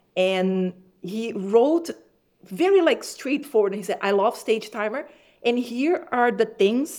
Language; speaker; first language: English; non-native, fluent; Portuguese